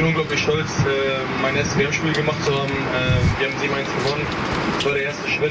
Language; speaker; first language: German; native; German